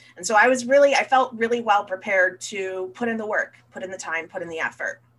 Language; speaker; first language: English; native; English